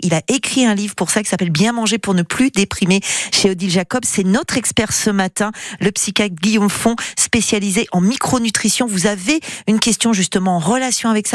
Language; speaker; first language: French; native; French